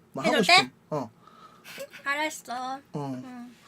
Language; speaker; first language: Korean; non-native, learner; Japanese